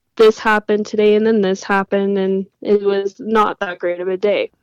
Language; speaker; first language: English; native; English